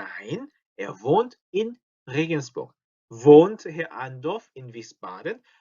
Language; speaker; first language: German; non-native, fluent; Korean